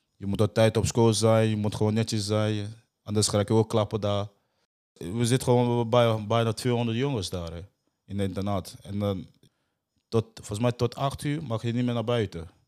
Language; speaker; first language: Dutch; non-native, fluent; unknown